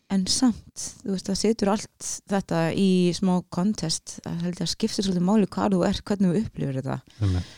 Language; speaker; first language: Icelandic; native; Icelandic